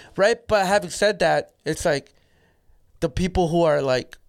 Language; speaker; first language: English; native; English